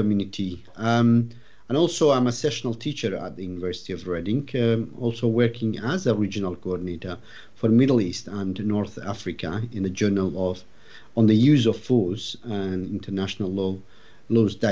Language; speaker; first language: English; non-native, fluent; Arabic